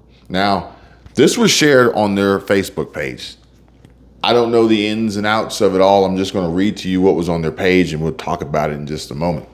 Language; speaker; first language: English; native; English